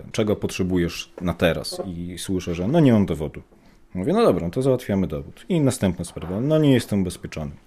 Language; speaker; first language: Polish; native; Polish